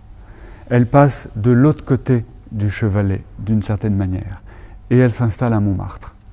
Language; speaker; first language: French; native; French